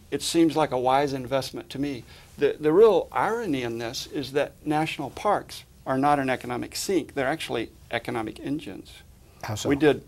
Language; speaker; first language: English; native; English